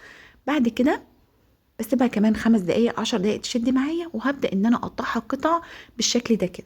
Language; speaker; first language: Arabic; native; Arabic